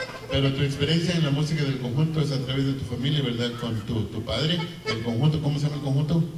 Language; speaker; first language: Spanish; early bilingual, heritage; Spanish